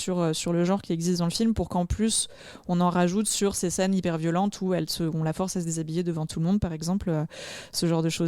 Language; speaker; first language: French; native; French